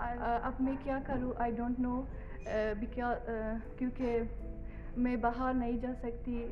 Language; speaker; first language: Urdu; non-native, learner; Persian